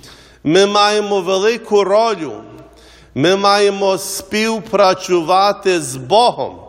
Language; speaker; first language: Ukrainian; early bilingual, heritage; Ukrainian